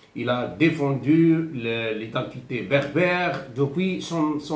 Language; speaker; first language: French; non-native, local second language; Arabic